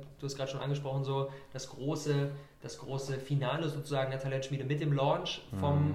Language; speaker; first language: German; native; German